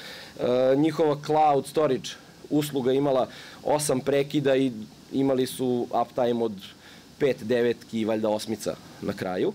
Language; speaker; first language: Serbian; native; Serbian